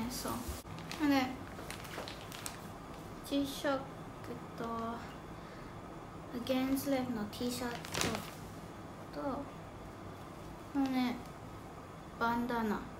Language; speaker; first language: Japanese; non-native, fluent; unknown